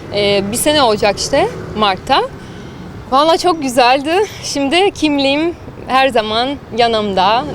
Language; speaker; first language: Turkish; non-native, fluent; Portuguese